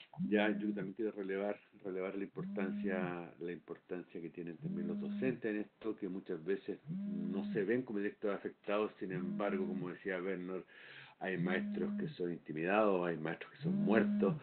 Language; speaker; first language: Spanish; native; Spanish